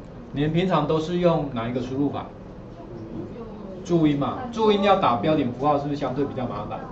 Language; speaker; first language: Chinese; native; Chinese